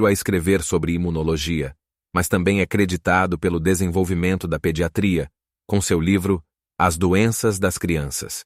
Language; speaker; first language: Portuguese; native; Portuguese